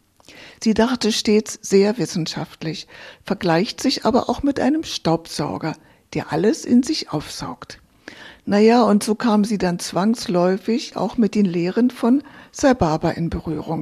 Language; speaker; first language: German; native; German